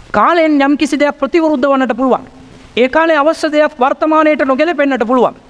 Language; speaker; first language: Sinhala; non-native, local second language; Tamil